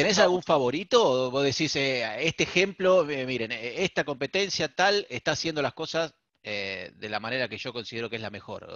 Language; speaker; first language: Spanish; native; Spanish